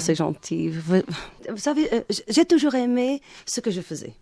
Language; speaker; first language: French; non-native, fluent; Portuguese